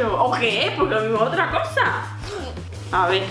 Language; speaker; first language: Spanish; native; Spanish